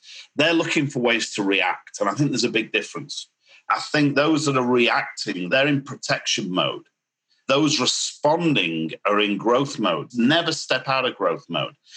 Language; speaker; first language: English; native; English